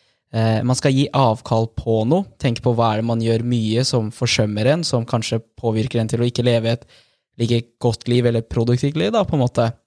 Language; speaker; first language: Norwegian; native; Norwegian